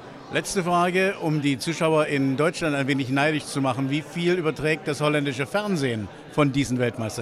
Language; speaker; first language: German; native; German